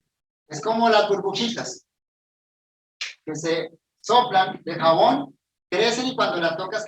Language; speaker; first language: Spanish; native; Spanish